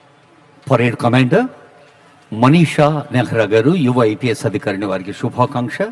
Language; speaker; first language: Telugu; native; Telugu